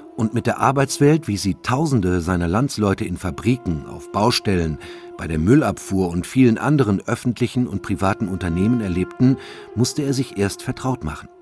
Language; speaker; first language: German; native; German